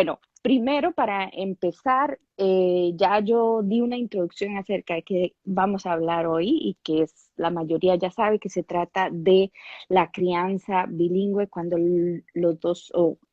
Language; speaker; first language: Spanish; native; Spanish